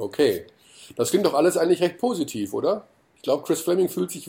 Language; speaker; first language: German; native; German